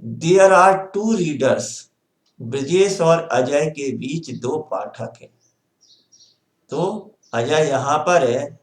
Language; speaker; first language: Hindi; native; Hindi